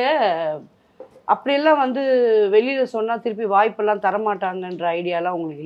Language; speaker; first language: Tamil; native; Tamil